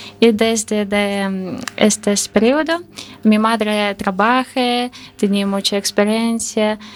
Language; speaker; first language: Spanish; non-native, learner; Ukrainian